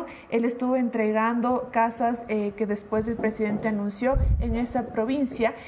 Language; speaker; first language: Spanish; native; Spanish